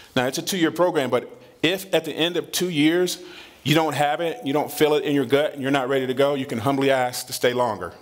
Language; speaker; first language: English; native; English